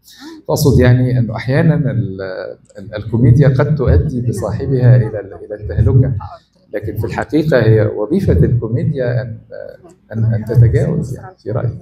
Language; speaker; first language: Arabic; native; Arabic